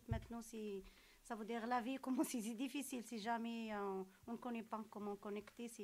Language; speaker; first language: French; non-native, local second language; Arabic